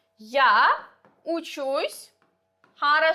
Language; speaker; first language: Russian; non-native, local second language; Uzbek